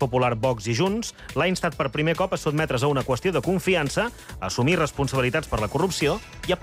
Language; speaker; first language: Catalan; native; Catalan